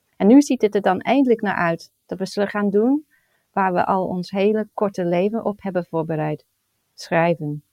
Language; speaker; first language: Dutch; non-native, fluent; English